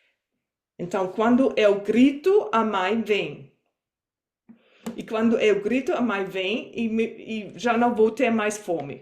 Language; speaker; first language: Portuguese; non-native, fluent; German